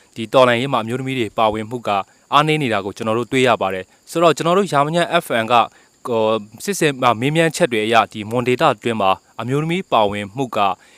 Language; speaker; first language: Burmese; non-native, local second language; Mon